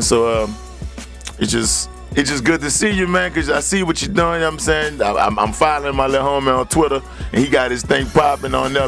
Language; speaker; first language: English; native; English